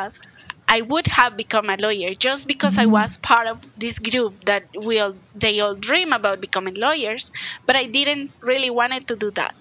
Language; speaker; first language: English; non-native, fluent; Spanish